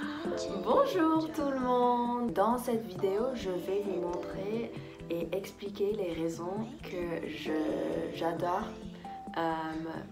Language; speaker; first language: French; non-native, fluent; English